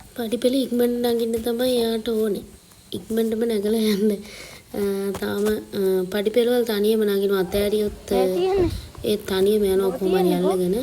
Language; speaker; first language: Sinhala; non-native, local second language; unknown